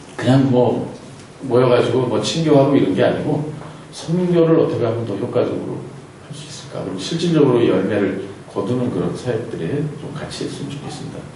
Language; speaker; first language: Korean; native; Korean